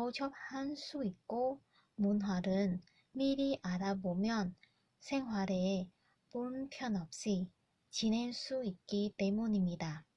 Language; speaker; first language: Korean; non-native, learner; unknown